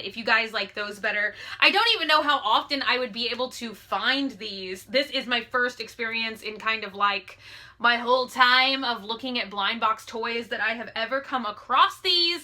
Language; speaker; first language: English; native; English